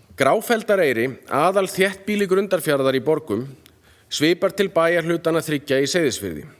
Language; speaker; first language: Icelandic; native; Icelandic